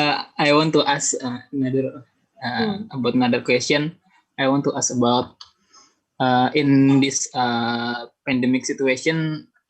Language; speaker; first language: English; non-native, learner; Indonesian